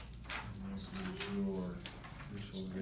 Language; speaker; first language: English; native; English